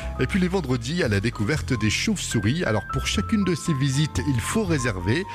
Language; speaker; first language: French; native; French